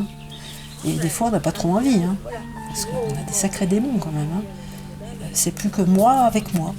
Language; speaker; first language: French; native; French